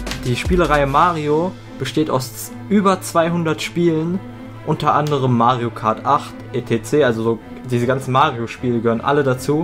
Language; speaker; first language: German; native; German